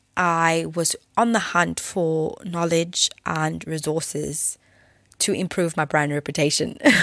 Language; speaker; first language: English; native; English